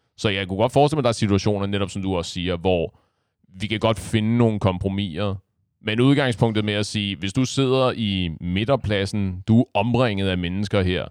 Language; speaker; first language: Danish; native; Danish